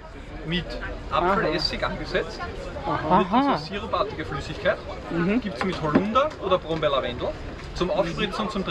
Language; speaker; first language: German; native; German